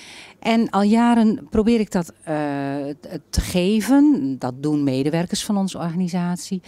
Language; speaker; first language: Dutch; native; Dutch